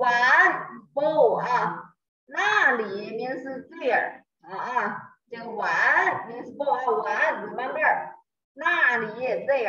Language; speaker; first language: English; non-native, learner; Chinese